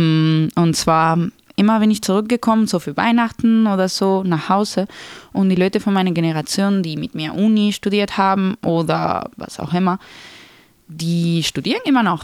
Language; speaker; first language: German; non-native, fluent; Spanish